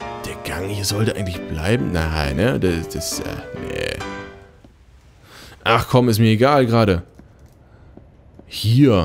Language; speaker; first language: German; native; German